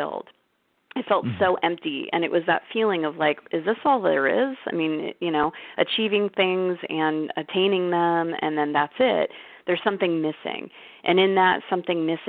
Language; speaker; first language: English; native; English